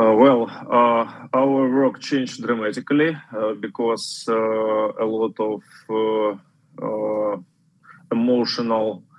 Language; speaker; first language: English; non-native, learner; Ukrainian